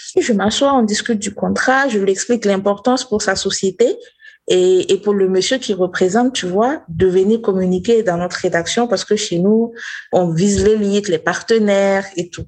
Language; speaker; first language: French; non-native, local second language; Mossi